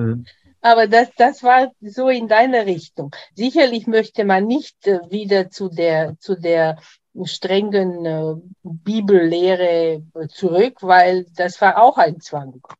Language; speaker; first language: German; non-native, fluent; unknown